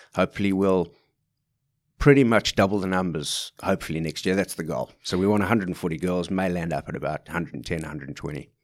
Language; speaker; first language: English; native; English